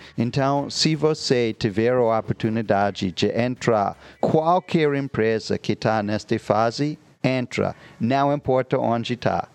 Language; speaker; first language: Portuguese; non-native, fluent; English